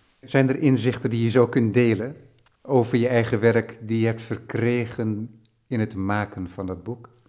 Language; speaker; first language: Dutch; native; Dutch